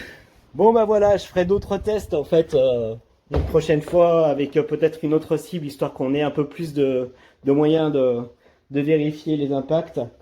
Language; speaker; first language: French; native; French